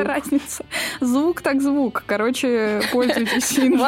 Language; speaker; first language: Russian; native; Russian